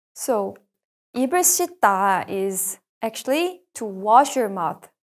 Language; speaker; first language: English; non-native, fluent; Korean